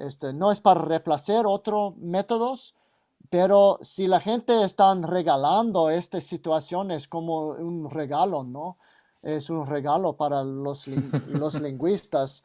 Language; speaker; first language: Spanish; non-native, fluent; English